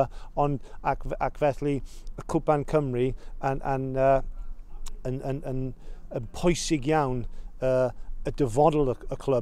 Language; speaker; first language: Welsh; non-native, local second language; English